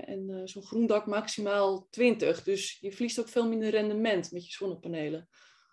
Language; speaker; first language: Dutch; native; Dutch